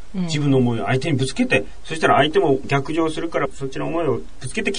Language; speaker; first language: Japanese; native; Japanese